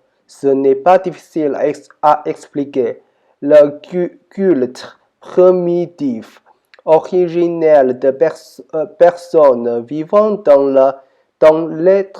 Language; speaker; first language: French; non-native, learner; Chinese